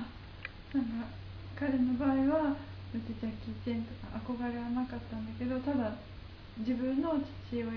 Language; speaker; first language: French; non-native, learner; Japanese